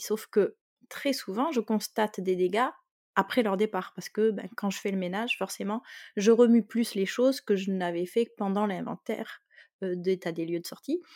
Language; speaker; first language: French; native; French